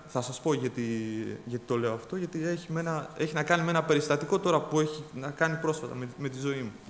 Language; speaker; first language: Greek; early bilingual, other home language; Bulgarian